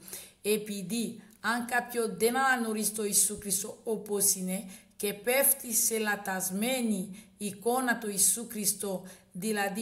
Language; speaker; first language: Greek; non-native, learner; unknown